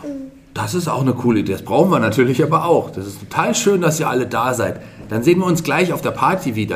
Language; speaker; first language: German; native; German